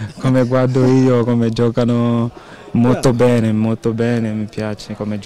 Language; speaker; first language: Italian; non-native, learner; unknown